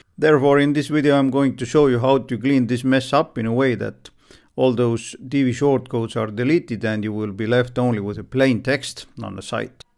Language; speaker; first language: English; non-native, fluent; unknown